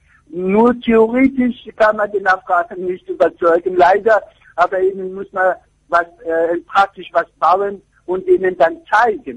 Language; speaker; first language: German; non-native, fluent; Persian